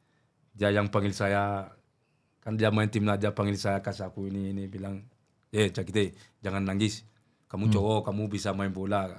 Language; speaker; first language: Indonesian; non-native, learner; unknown